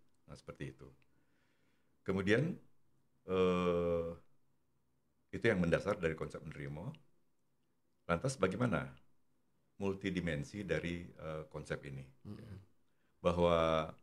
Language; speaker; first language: Indonesian; non-native, local second language; Javanese